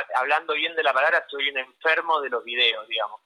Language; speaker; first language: Spanish; native; Spanish